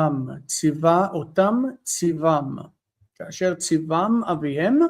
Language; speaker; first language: Hebrew; non-native, fluent; English